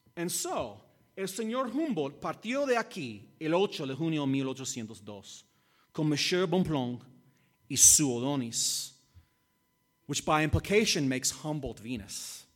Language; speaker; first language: Spanish; non-native, fluent; English